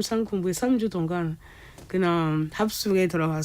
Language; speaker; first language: Korean; non-native, fluent; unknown